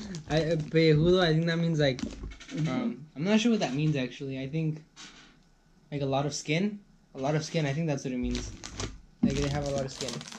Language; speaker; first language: English; early bilingual, other home language; Spanish